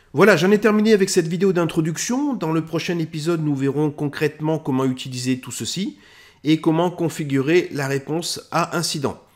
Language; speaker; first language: French; native; French